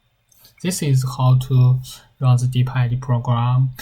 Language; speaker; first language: English; non-native, learner; Chinese